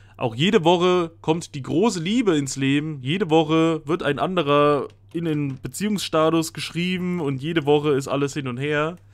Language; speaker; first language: German; native; German